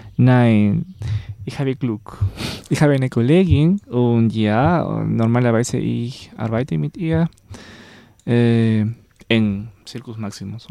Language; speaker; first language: German; non-native, learner; Spanish